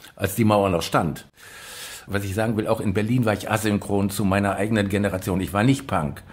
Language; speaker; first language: German; native; German